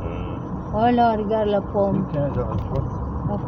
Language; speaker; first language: French; non-native, learner; Filipino